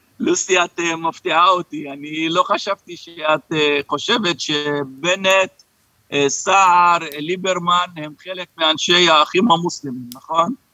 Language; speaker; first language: Hebrew; non-native, local second language; Arabic